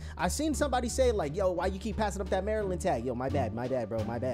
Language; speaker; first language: English; native; English